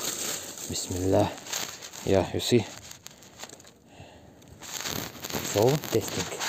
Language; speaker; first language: English; non-native, learner; Russian